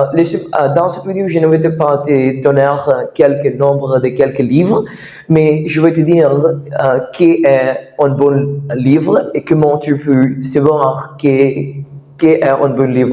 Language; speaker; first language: French; non-native, learner; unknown